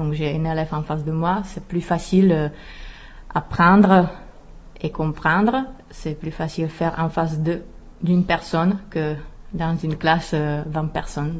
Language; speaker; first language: French; non-native, fluent; Czech